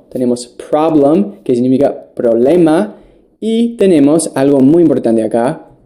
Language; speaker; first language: Spanish; non-native, fluent; English